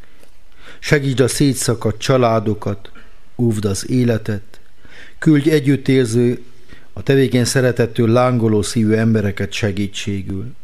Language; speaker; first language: Hungarian; native; Hungarian